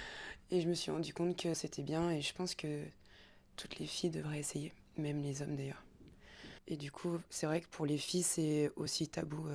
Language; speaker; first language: French; native; French